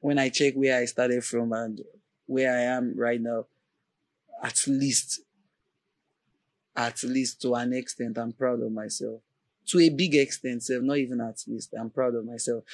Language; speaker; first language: English; non-native, local second language; Yoruba